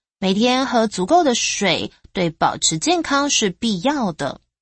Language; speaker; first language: Chinese; native; Chinese